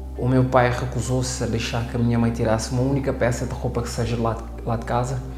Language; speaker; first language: Portuguese; early bilingual, other home language; Kabuverdianu